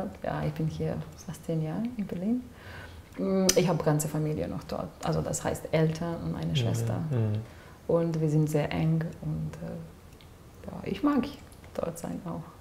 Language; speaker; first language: German; non-native, fluent; Serbian